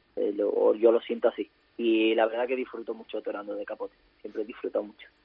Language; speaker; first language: Spanish; native; Spanish